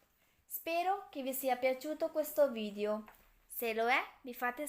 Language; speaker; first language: Italian; non-native, fluent; Urdu